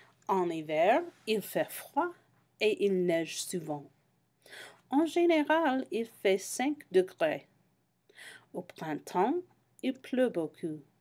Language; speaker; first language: French; non-native, fluent; English